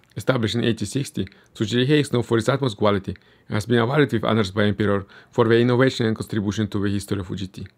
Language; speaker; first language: English; early bilingual, other home language; Estonian